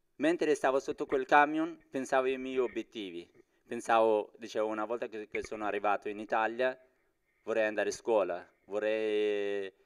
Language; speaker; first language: Italian; non-native, fluent; Persian